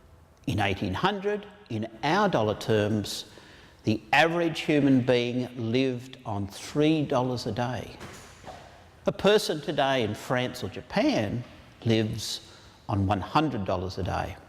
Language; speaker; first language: English; native; English